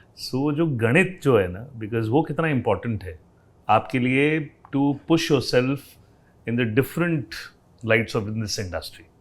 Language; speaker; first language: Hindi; native; Hindi